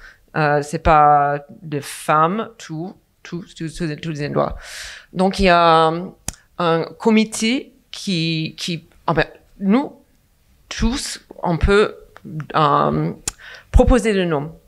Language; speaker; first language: French; non-native, fluent; English